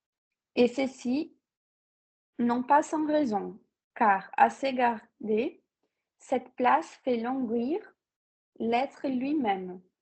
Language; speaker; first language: French; non-native, fluent; Portuguese